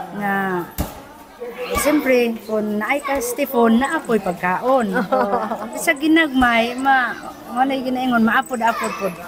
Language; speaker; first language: Cebuano; non-native, local second language; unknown